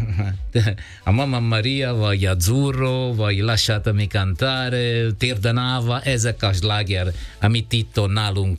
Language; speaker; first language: Hungarian; non-native, learner; Italian